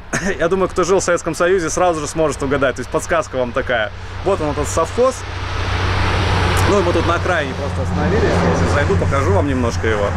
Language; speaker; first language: Russian; native; Russian